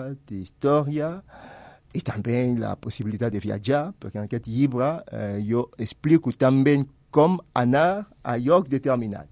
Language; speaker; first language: Catalan; non-native, fluent; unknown